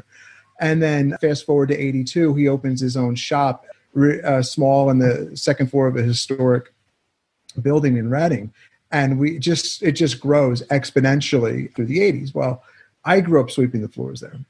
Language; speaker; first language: English; native; English